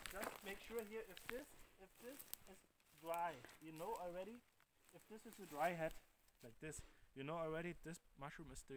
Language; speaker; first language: English; non-native, learner; German